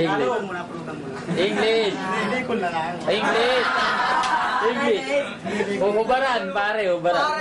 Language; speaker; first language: English; non-native, local second language; Filipino